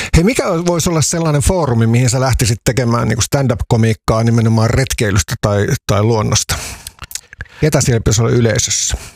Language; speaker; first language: Finnish; native; Finnish